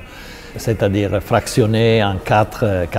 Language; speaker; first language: French; non-native, fluent; Italian